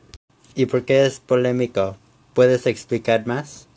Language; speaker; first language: Spanish; non-native, fluent; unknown